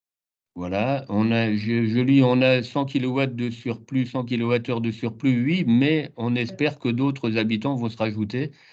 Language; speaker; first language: French; native; French